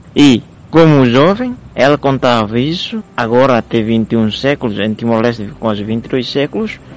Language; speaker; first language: Portuguese; non-native, fluent; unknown